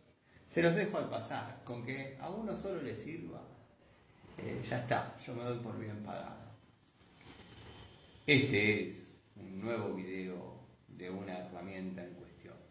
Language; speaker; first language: Spanish; native; Spanish